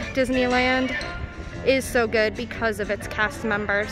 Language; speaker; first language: English; native; English